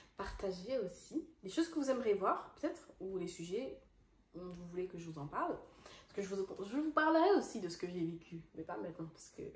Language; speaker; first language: French; non-native, fluent; Dutch